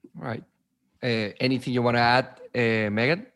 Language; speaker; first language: English; non-native, fluent; Spanish